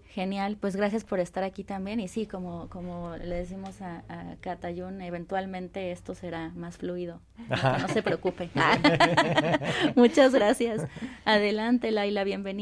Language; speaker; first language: Spanish; native; Spanish